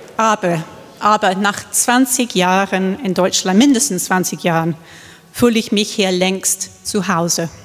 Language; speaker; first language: German; non-native, fluent; English